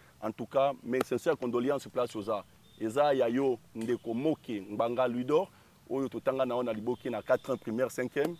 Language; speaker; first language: Lingala; native; Lingala